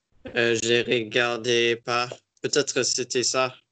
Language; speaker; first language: French; non-native, learner; English